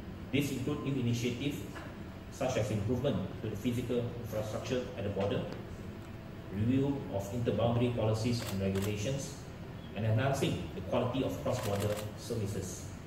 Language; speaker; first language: English; non-native, local second language; Chinese